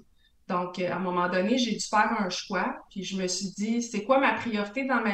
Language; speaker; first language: French; native; French